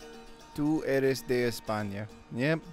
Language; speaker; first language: Spanish; non-native, learner; English